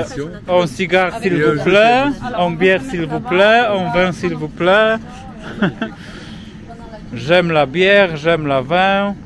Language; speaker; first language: French; non-native, learner; Polish